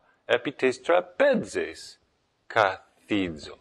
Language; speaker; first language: Greek; non-native, fluent; English